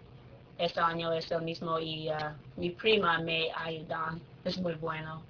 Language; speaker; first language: Spanish; non-native, learner; English